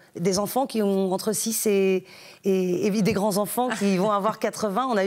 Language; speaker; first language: French; native; French